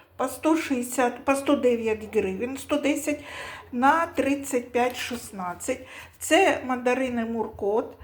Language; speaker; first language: Ukrainian; non-native, local second language; Russian